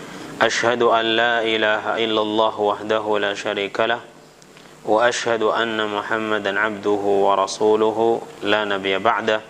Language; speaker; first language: Arabic; non-native, fluent; Indonesian